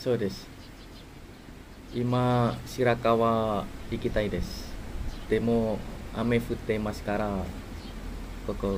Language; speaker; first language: Japanese; non-native, learner; Indonesian